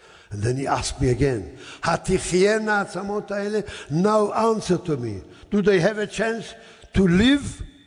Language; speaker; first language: English; non-native, fluent; Yiddish